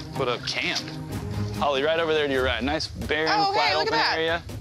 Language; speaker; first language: English; native; English